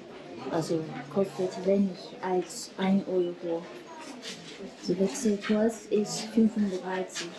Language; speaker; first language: German; non-native, learner; Japanese